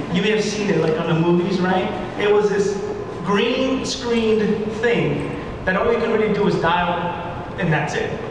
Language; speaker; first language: English; early bilingual, other home language; Spanish